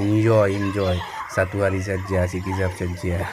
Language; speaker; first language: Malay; non-native, learner; Bangla